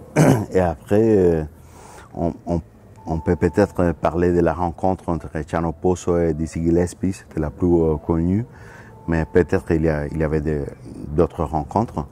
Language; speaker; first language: French; non-native, fluent; Spanish